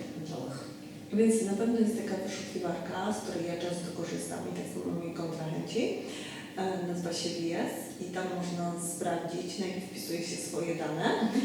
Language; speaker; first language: Polish; native; Polish